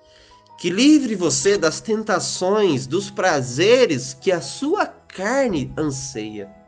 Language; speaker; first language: Portuguese; native; Portuguese